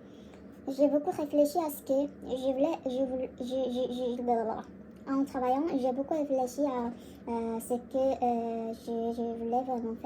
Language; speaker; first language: French; non-native, learner; Korean